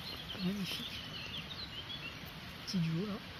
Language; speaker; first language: French; native; French